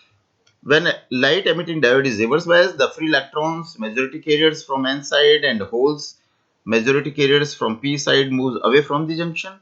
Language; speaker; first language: English; non-native, local second language; Hindi